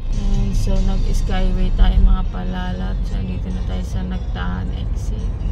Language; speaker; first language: Filipino; native; Filipino